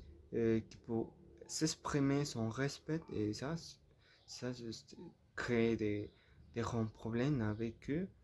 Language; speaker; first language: French; non-native, learner; Spanish